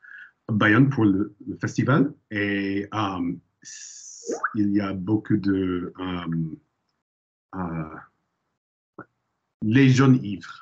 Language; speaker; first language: French; non-native, learner; English